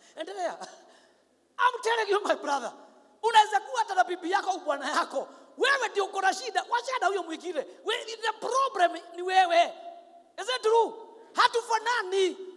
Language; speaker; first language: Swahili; non-native, local second language; Kikuyu